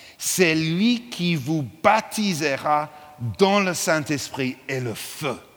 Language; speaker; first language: French; non-native, fluent; English